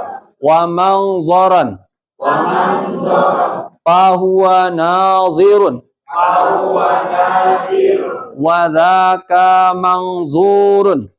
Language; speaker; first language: Arabic; non-native, fluent; Indonesian